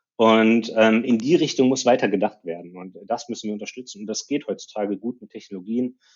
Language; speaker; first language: German; native; German